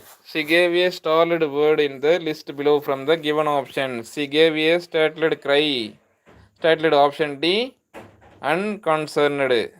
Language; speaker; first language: English; non-native, local second language; Tamil